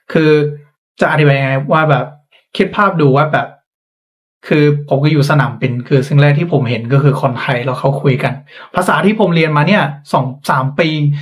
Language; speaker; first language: Thai; non-native, fluent; English